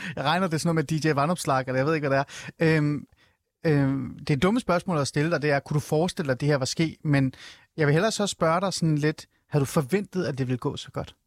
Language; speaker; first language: Danish; early bilingual, other home language; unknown